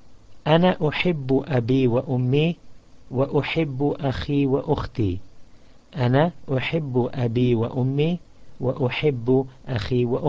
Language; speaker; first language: Arabic; non-native, fluent; English